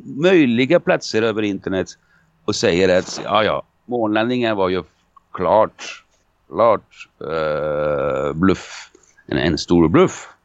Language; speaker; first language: Swedish; non-native, fluent; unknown